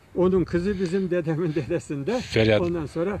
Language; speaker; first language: Turkish; early bilingual, other home language; Kazakh